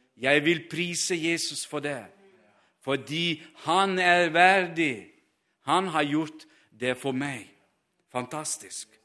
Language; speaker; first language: Norwegian; non-native, fluent; Ukrainian